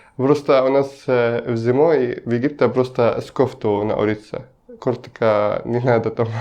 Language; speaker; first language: Russian; non-native, learner; Arabic